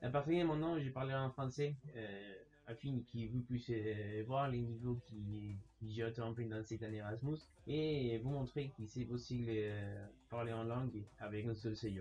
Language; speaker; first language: French; non-native, learner; Spanish